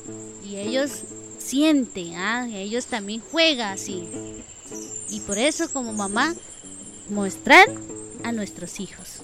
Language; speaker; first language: Spanish; non-native, local second language; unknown